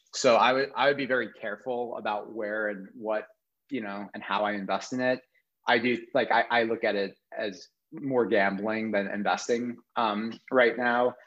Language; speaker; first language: English; native; English